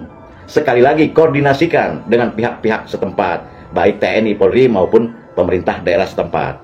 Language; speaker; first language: Indonesian; native; Indonesian